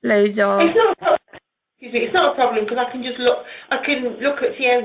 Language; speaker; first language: English; native; English